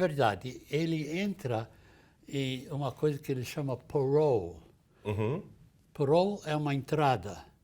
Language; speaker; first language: Portuguese; non-native, fluent; English